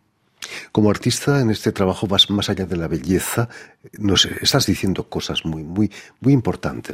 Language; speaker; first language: Spanish; native; Spanish